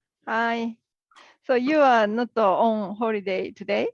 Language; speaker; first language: English; non-native, learner; Japanese